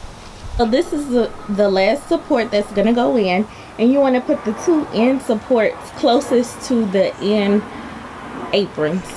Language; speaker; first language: English; native; English